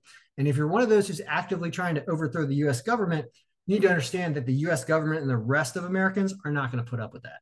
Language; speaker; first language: English; native; English